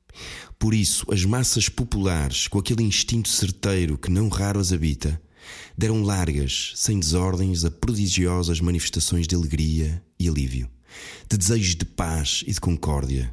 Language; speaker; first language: Portuguese; native; Portuguese